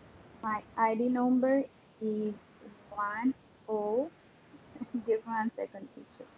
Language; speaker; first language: English; non-native, learner; Spanish